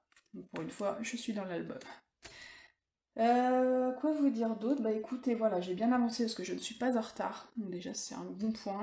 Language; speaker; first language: French; native; French